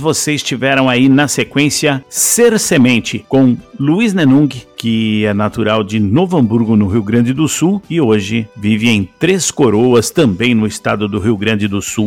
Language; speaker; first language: Portuguese; native; Portuguese